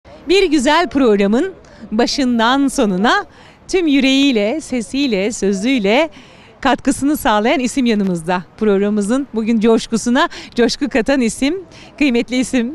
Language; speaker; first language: Turkish; native; Turkish